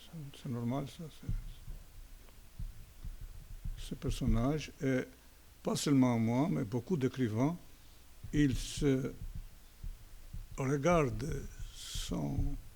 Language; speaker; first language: French; non-native, fluent; Albanian